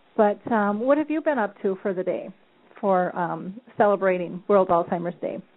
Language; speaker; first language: English; non-native, fluent; Dutch